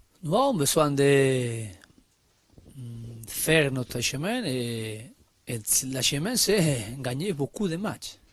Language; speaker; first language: French; non-native, learner; Spanish